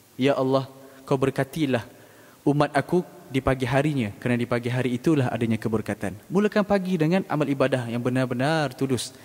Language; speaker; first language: Malay; native; Malay